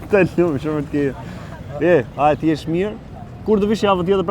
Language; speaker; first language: Albanian; native; Albanian